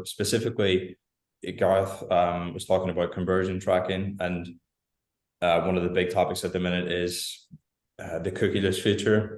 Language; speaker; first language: English; native; English